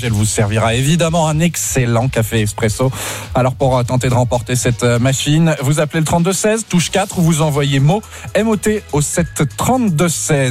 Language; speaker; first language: French; native; French